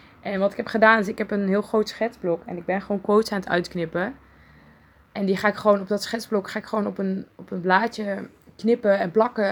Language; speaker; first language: Dutch; native; Dutch